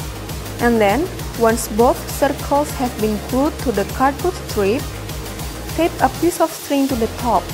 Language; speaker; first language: English; non-native, fluent; Indonesian